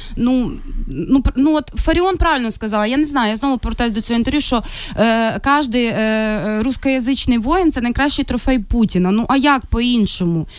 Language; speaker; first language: Ukrainian; non-native, local second language; Russian